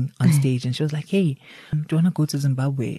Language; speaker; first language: English; non-native, local second language; Zulu